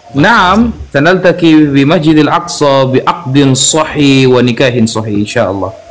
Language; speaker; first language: Arabic; non-native, learner; Indonesian